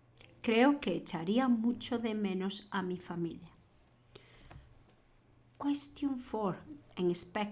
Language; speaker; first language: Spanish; non-native, fluent; English